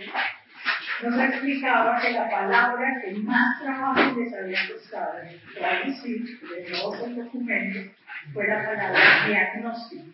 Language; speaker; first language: Spanish; native; Spanish